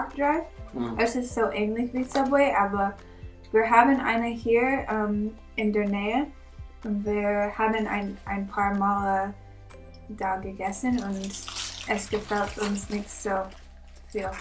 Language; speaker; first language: German; non-native, learner; English